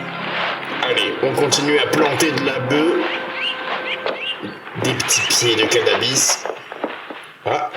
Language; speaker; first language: French; native; French